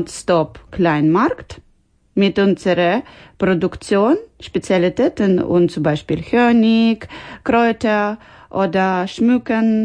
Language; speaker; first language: German; non-native, learner; Ukrainian